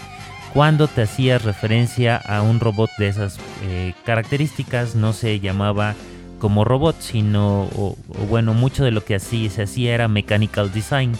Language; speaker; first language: Spanish; native; Spanish